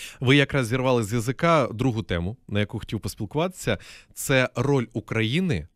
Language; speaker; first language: Ukrainian; native; Ukrainian